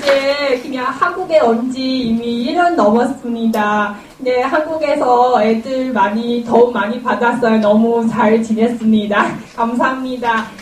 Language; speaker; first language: Korean; non-native, learner; Chinese